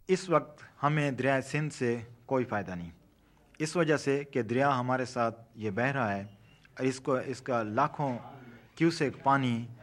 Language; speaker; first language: Urdu; non-native, local second language; Saraiki